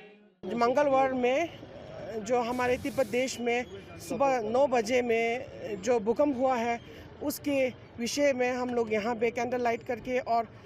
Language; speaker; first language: Hindi; non-native, fluent; Tibetan